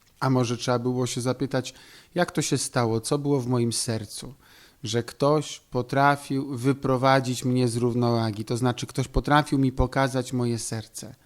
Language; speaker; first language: Polish; native; Polish